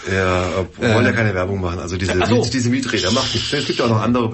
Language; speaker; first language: German; native; German